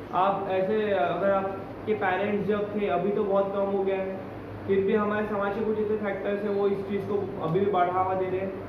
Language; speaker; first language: Hindi; native; Hindi